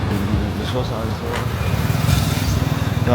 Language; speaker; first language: Chinese; native; Chinese